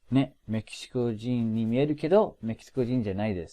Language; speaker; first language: Japanese; non-native, fluent; English